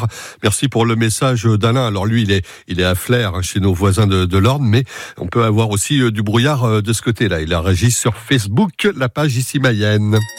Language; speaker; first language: French; native; French